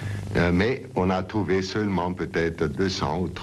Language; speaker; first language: French; non-native, learner; German